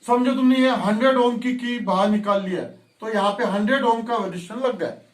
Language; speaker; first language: Hindi; non-native, local second language; Marathi